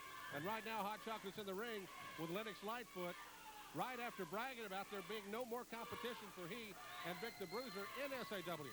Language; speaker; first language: English; native; English